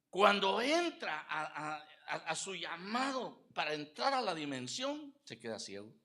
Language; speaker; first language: Spanish; native; Spanish